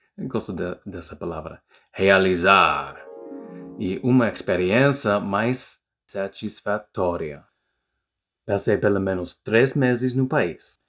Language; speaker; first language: Portuguese; non-native, learner; English